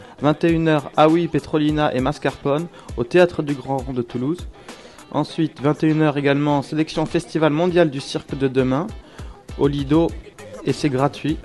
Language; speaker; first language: French; native; French